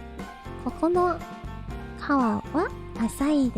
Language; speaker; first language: Japanese; non-native, learner; English